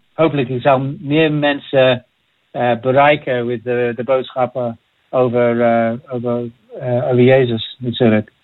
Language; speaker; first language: Dutch; non-native, fluent; English